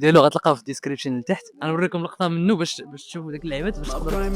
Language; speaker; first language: Arabic; native; Arabic